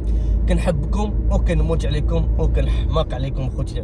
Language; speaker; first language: Arabic; native; Arabic